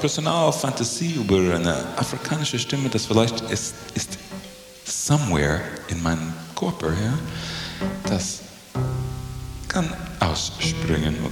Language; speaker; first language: German; non-native, learner; English